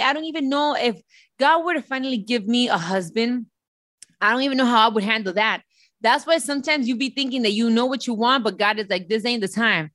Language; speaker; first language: English; early bilingual, other home language; Spanish